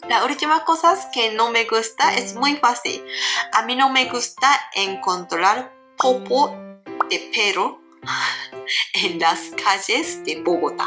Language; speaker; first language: Spanish; non-native, learner; Japanese